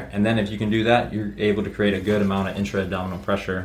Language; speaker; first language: English; native; English